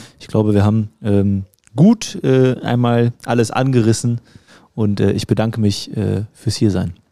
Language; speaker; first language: German; native; German